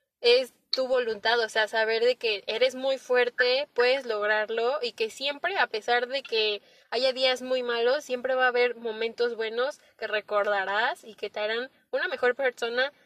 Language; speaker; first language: Spanish; native; Spanish